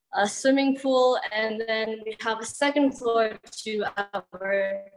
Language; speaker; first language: English; native; English